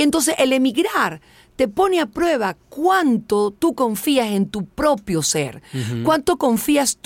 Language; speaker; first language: Spanish; native; Spanish